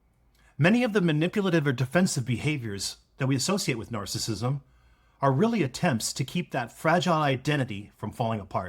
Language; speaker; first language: English; native; English